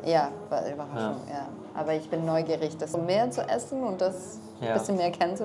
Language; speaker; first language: German; non-native, fluent; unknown